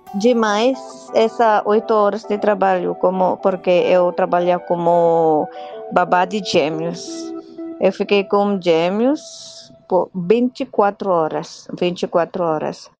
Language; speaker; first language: Portuguese; non-native, learner; Filipino